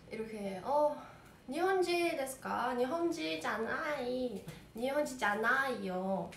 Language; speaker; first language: Korean; non-native, learner; Portuguese